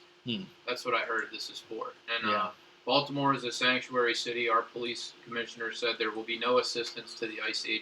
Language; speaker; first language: English; native; English